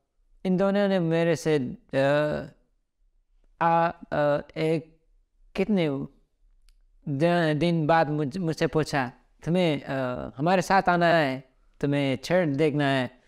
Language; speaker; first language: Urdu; early bilingual, other home language; Pashto